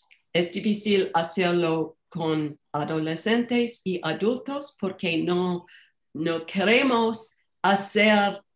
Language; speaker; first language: Spanish; non-native, fluent; English